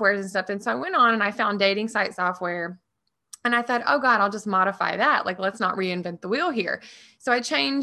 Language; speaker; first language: English; native; English